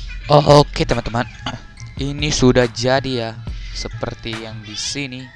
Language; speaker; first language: Indonesian; native; Indonesian